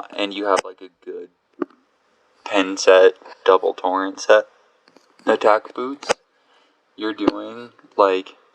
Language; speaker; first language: English; native; English